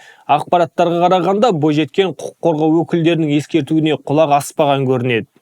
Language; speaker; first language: Kazakh; native; Kazakh